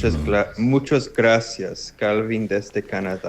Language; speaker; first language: Spanish; non-native, learner; English